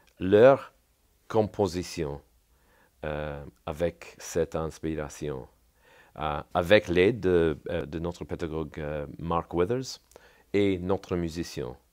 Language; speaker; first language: French; non-native, learner; English